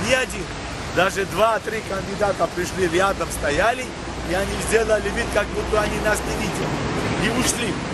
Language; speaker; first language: Russian; non-native, local second language; Georgian